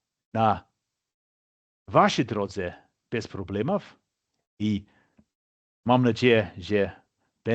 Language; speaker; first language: Polish; non-native, fluent; English